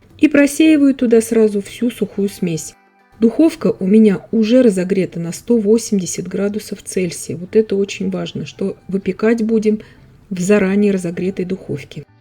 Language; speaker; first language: Russian; native; Russian